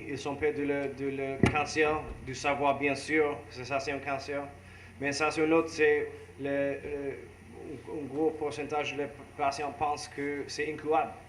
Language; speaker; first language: French; non-native, learner; English